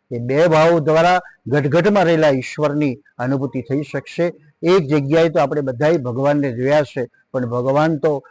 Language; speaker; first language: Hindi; non-native, local second language; Gujarati